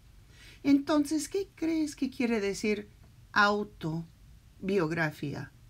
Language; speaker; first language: Spanish; early bilingual, heritage; Spanish